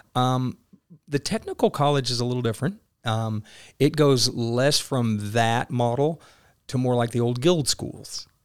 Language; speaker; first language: English; native; English